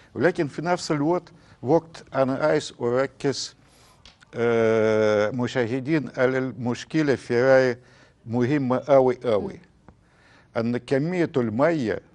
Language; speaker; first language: Arabic; non-native, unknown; Russian